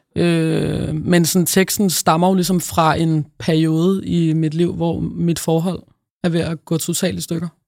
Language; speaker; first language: Danish; native; Danish